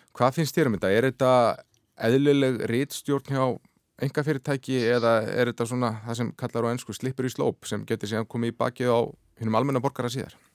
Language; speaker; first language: Icelandic; native; Icelandic